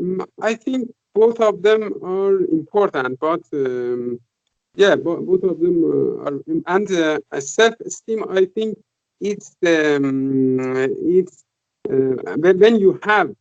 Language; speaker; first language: English; non-native, fluent; Persian